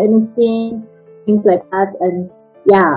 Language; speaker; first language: English; non-native, fluent; Japanese